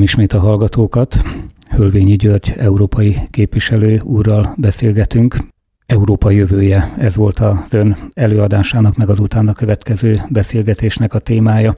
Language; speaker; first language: Hungarian; native; Hungarian